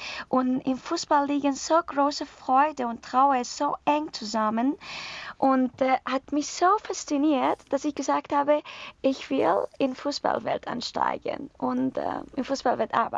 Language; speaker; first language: German; non-native, learner; Persian